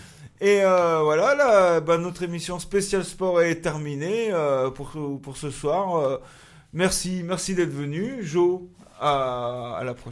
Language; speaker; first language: French; native; French